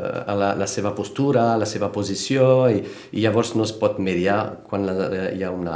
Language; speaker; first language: Catalan; non-native, fluent; French